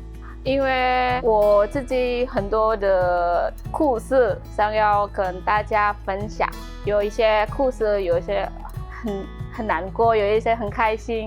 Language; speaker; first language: Chinese; non-native, learner; Indonesian